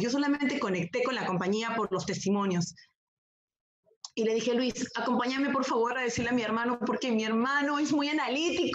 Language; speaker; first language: Spanish; native; Spanish